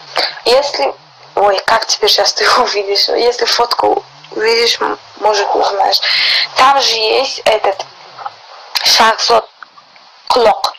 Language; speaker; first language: Russian; non-native, local second language; Uzbek